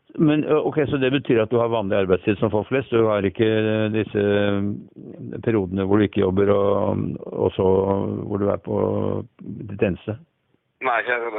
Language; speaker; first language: Norwegian; native; Norwegian